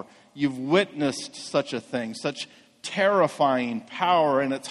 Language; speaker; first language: English; native; English